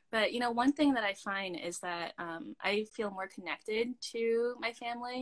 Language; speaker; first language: English; native; English